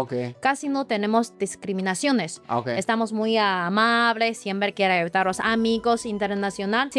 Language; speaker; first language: Spanish; non-native, learner; Chinese